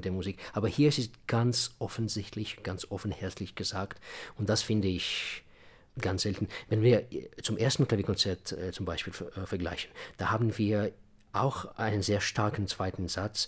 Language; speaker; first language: German; non-native, fluent; Russian